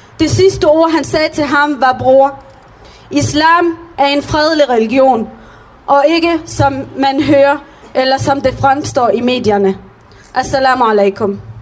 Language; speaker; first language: Danish; early bilingual, other home language; Arabic